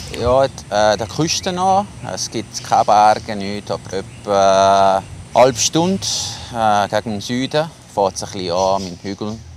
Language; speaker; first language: German; non-native, local second language; Italian